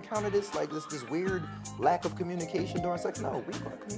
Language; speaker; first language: English; native; English